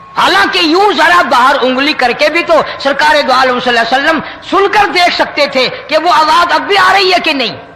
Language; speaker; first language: Urdu; non-native, local second language; Saraiki